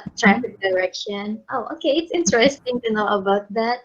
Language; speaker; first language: English; non-native, fluent; Indonesian